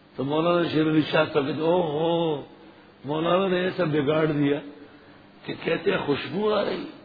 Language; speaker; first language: Urdu; non-native, local second language; Pashto